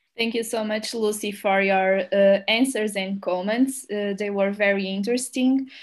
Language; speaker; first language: English; non-native, fluent; Portuguese